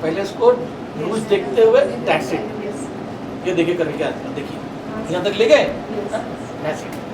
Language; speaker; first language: Hindi; native; Hindi